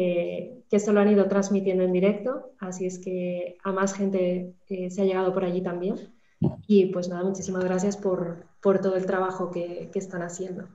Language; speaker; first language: Spanish; native; Spanish